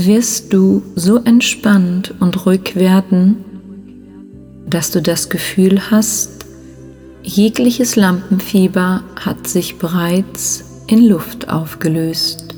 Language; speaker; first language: German; native; German